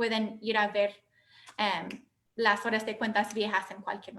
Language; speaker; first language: Spanish; non-native, fluent; English